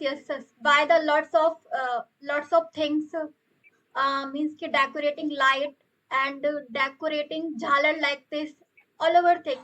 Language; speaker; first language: English; non-native, local second language; Hindi